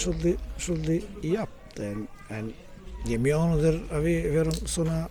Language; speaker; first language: Icelandic; non-native, learner; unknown